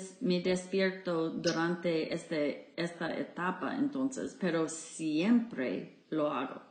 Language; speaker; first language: Spanish; non-native, fluent; English